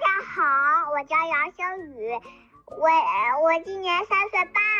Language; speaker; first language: Chinese; native; Chinese